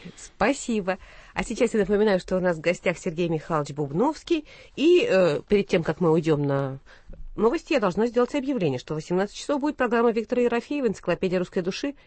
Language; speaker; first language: Russian; native; Russian